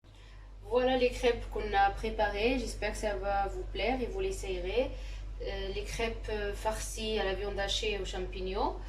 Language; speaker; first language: French; non-native, local second language; Arabic